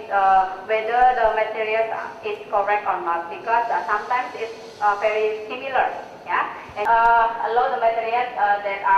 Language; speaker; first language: English; non-native, local second language; Indonesian